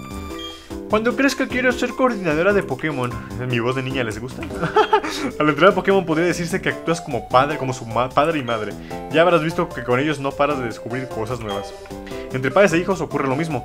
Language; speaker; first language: Spanish; native; Spanish